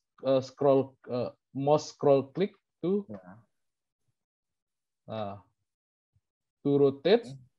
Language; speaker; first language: English; non-native, learner; Indonesian